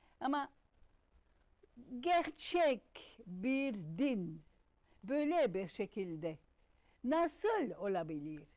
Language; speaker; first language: Turkish; non-native, learner; French